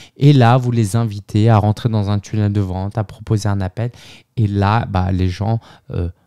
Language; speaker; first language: French; native; French